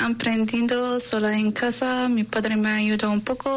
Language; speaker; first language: Spanish; non-native, learner; Arabic